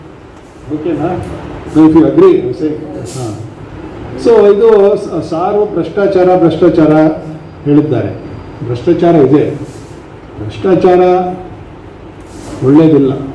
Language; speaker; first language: Kannada; non-native, learner; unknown